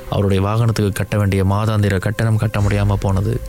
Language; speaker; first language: Tamil; early bilingual, heritage; Tamil